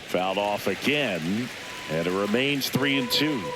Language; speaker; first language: English; native; English